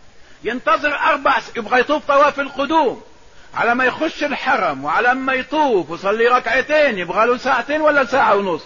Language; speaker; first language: Arabic; native; Arabic